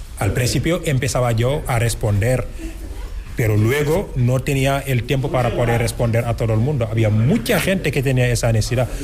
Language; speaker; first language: Spanish; non-native, fluent; Wolof